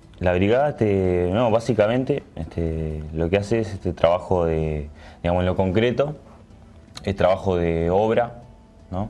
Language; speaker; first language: Spanish; native; Spanish